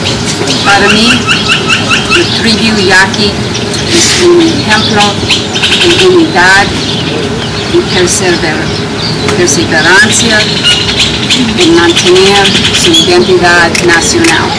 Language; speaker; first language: Spanish; non-native, fluent; English